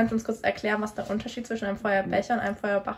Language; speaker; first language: German; native; German